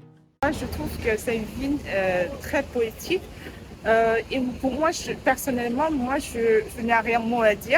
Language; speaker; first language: French; non-native, learner; Vietnamese